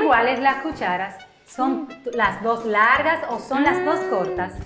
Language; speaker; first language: Spanish; native; Spanish